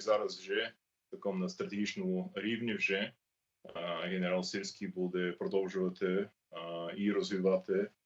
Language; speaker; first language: Ukrainian; non-native, learner; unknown